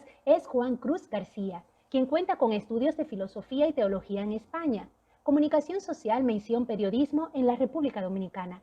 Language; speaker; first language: Spanish; native; Spanish